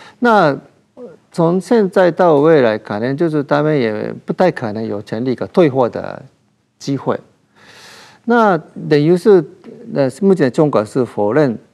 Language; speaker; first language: Chinese; non-native, fluent; Japanese